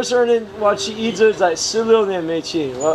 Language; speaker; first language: Chinese; non-native, learner; English